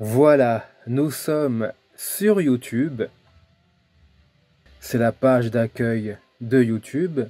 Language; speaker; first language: French; native; French